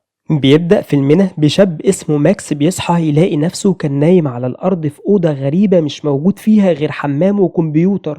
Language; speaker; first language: Arabic; native; Arabic